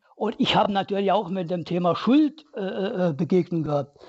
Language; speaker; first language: German; native; German